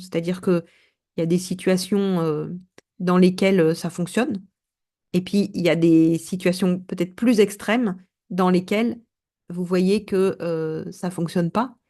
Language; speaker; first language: French; native; French